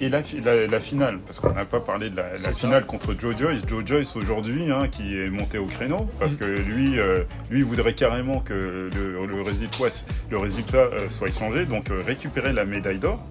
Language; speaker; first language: French; native; French